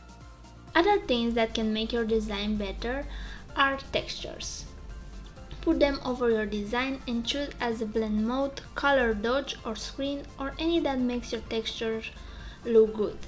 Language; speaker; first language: English; non-native, fluent; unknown